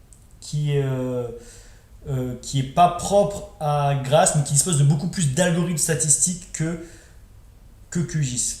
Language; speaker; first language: French; native; French